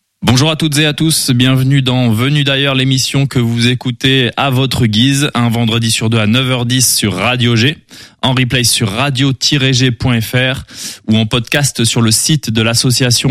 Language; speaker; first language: French; native; French